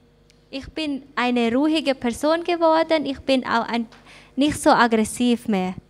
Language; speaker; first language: German; non-native, fluent; Thai